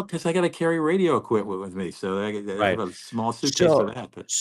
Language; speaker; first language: English; native; English